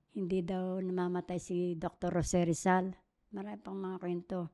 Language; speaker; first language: Filipino; native; Filipino